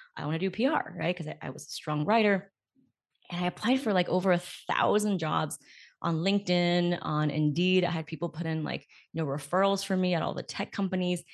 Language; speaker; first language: English; native; English